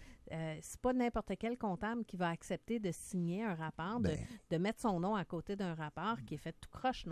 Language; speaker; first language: French; native; French